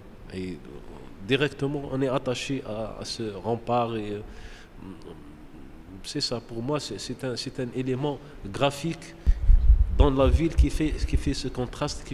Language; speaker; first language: French; non-native, local second language; Arabic